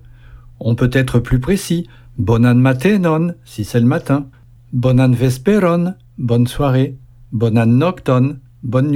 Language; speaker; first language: French; native; French